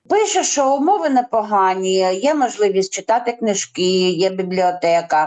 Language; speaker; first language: Ukrainian; non-native, local second language; Russian